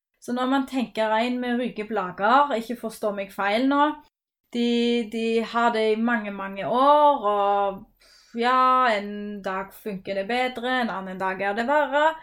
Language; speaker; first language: Norwegian; non-native, fluent; German